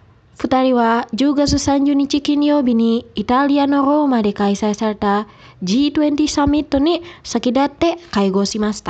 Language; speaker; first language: Japanese; non-native, fluent; Indonesian